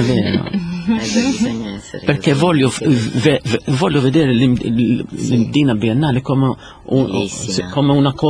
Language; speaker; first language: Italian; non-native, fluent; Maltese